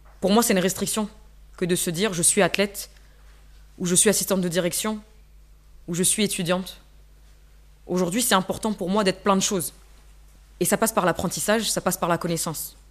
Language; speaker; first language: French; native; French